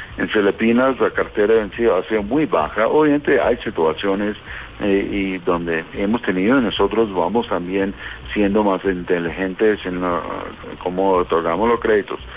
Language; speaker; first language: Spanish; non-native, fluent; English